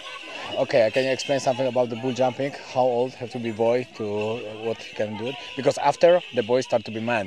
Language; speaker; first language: English; non-native, learner; Polish